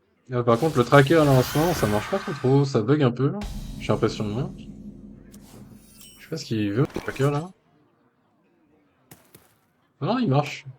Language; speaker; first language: French; native; French